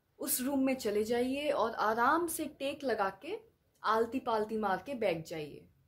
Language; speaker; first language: Hindi; native; Hindi